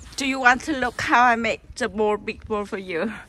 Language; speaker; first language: English; non-native, learner; Vietnamese